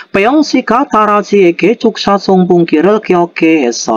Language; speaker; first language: Korean; non-native, fluent; Indonesian